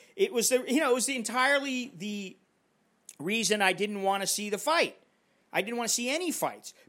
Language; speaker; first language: English; native; English